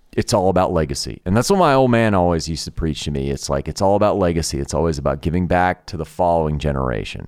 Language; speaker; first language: English; early bilingual, other home language; Italian